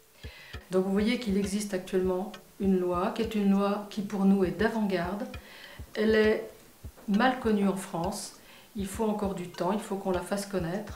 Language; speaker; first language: French; native; French